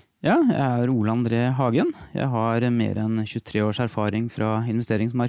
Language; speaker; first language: Norwegian; native; Norwegian